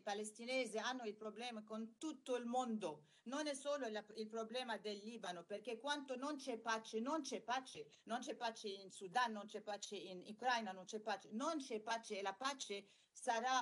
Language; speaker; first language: Italian; non-native, learner; Arabic